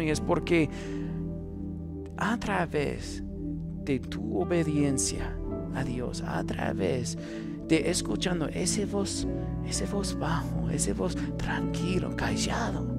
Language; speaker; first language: Spanish; non-native, fluent; English